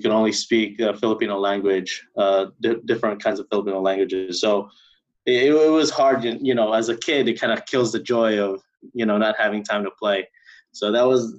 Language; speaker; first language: English; early bilingual, other home language; Cebuano